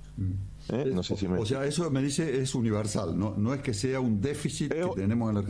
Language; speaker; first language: Spanish; native; Spanish